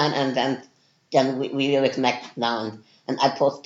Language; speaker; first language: English; non-native, fluent; German